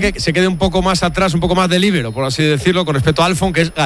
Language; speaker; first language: Spanish; native; Spanish